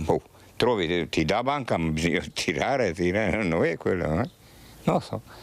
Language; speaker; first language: Italian; non-native, learner; Macedonian